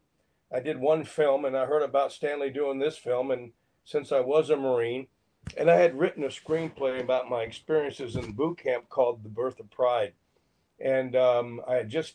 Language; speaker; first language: English; native; English